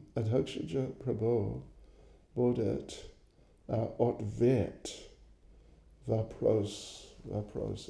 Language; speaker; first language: Russian; non-native, learner; English